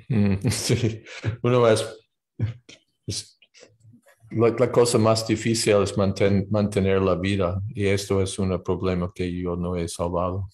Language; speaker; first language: Spanish; non-native, learner; English